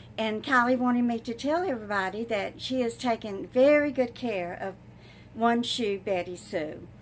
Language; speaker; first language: English; native; English